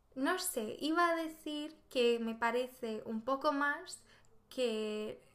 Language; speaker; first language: Spanish; non-native, fluent; Swedish